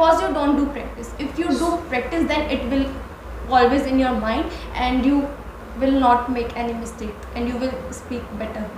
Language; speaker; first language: English; non-native, learner; Hindi